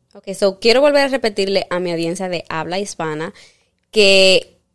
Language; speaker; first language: Spanish; early bilingual, heritage; Spanish